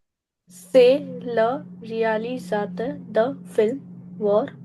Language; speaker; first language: French; non-native, learner; Hindi